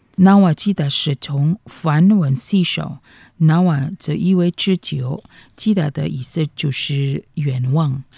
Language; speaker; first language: Chinese; non-native, fluent; Indonesian